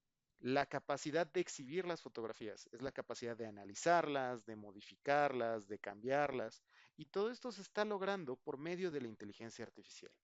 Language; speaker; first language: Spanish; native; Spanish